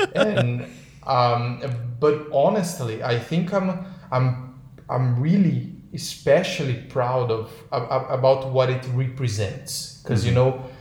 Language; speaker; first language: English; non-native, fluent; Portuguese